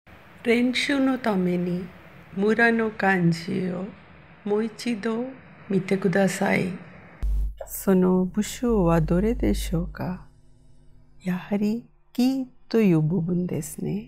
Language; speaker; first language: Japanese; non-native, fluent; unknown